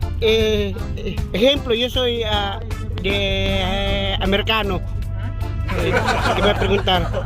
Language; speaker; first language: Spanish; non-native, learner; Filipino